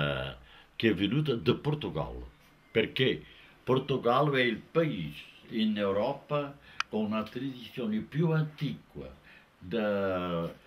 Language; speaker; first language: Italian; non-native, fluent; Portuguese